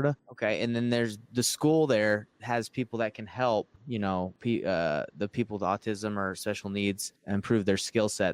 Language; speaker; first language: English; native; English